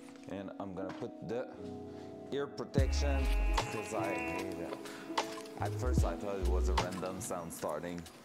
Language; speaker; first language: English; non-native, fluent; French